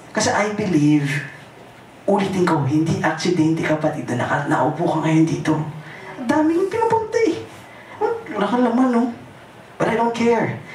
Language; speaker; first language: Filipino; non-native, local second language; Cebuano